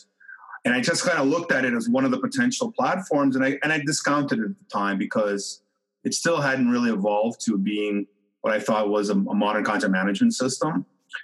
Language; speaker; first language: English; native; English